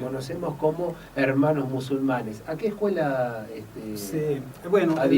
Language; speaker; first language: Spanish; native; Spanish